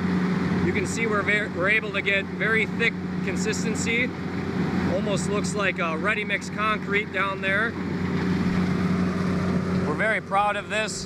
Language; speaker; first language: English; native; English